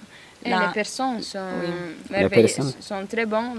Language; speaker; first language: French; non-native, learner; Italian